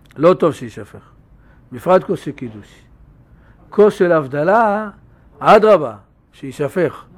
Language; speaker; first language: Hebrew; native; Hebrew